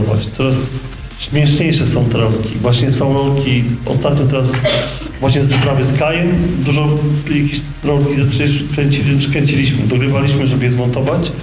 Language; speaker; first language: Polish; native; Polish